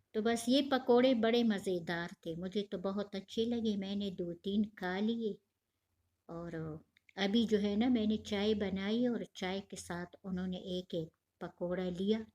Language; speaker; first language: Urdu; non-native, local second language; Pashto